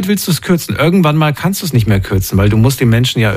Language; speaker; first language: German; native; German